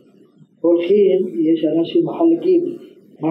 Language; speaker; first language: Hebrew; non-native, fluent; Arabic